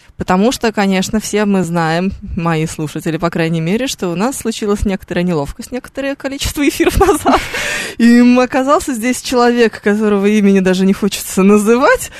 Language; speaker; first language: Russian; native; Russian